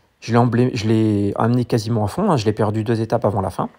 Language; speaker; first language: French; native; French